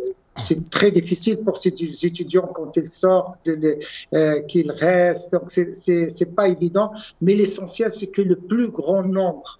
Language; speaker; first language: French; non-native, local second language; Arabic